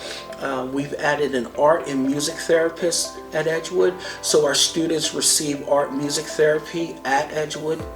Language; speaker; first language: English; native; English